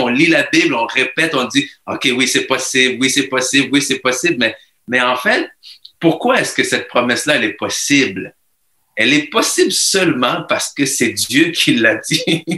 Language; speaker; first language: French; native; French